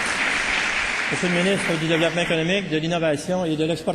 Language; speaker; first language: French; native; French